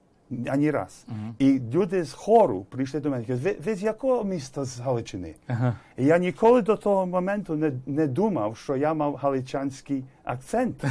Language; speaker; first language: Ukrainian; early bilingual, heritage; English